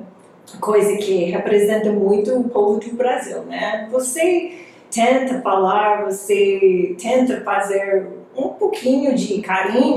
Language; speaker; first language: Portuguese; non-native, fluent; English